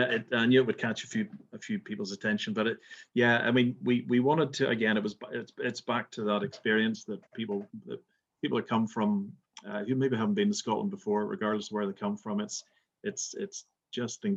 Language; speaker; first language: English; native; English